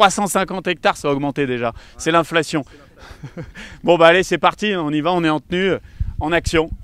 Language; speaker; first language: French; native; French